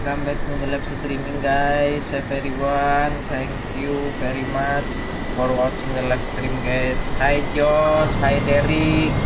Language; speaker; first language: English; non-native, local second language; Indonesian